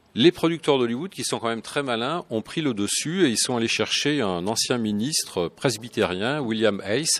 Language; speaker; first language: French; native; French